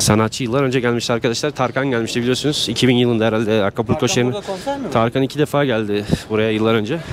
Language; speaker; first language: Turkish; native; Turkish